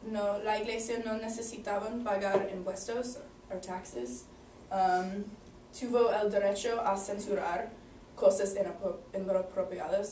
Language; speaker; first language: Spanish; non-native, learner; English